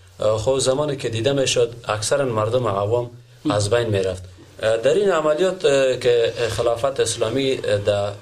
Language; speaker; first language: Persian; native; Persian